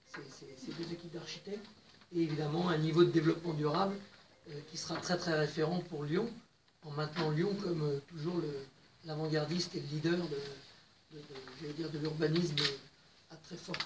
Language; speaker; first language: French; native; French